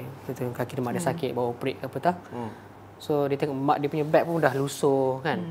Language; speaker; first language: Malay; native; Malay